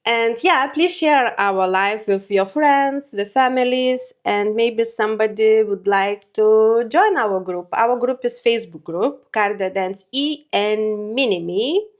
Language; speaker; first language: English; non-native, learner; Lithuanian